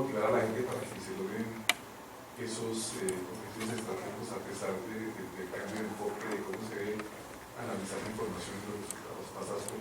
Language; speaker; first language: Spanish; native; Spanish